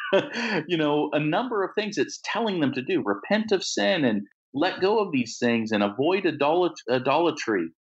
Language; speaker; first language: English; native; English